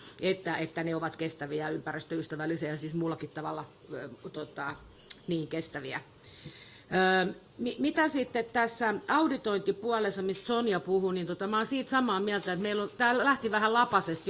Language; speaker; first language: Finnish; native; Finnish